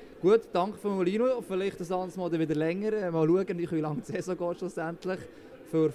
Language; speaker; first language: German; native; German